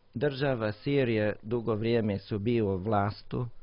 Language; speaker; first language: Croatian; non-native, learner; English